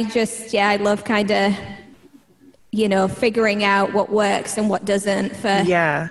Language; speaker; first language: English; native; English